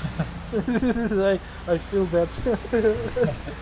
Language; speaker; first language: English; non-native, fluent; Macedonian